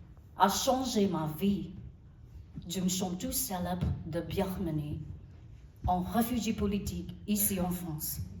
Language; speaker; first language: French; non-native, learner; Burmese